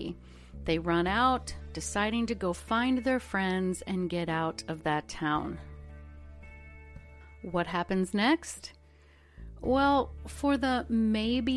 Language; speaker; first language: English; native; English